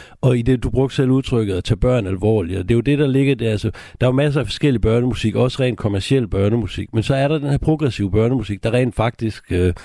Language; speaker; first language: Danish; native; Danish